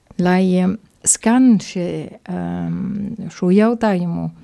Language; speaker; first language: Latvian; non-native, fluent; Italian